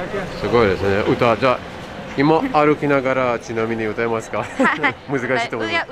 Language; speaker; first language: Japanese; non-native, learner; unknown